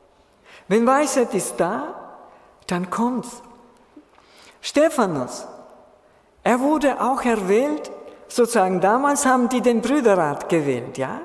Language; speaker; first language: German; non-native, fluent; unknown